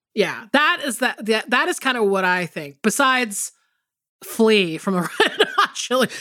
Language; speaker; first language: English; native; English